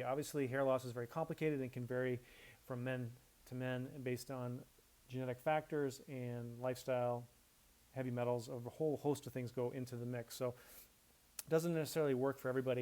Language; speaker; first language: English; native; English